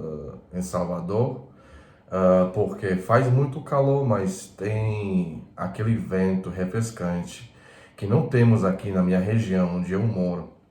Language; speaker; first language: Portuguese; non-native, fluent; Croatian